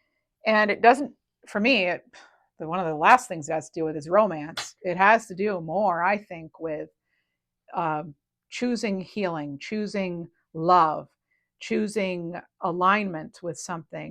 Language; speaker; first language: English; native; English